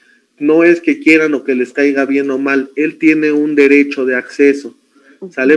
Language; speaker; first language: Spanish; native; Spanish